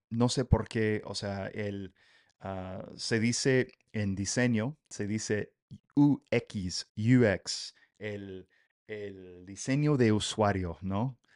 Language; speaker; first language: Spanish; non-native, fluent; English